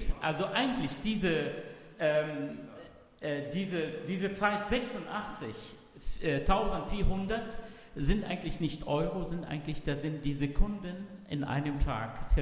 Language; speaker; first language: German; non-native, fluent; Arabic